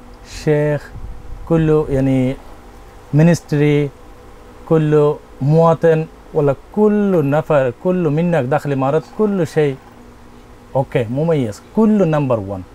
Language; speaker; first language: Arabic; non-native, learner; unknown